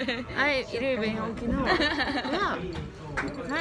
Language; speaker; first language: English; non-native, learner; Japanese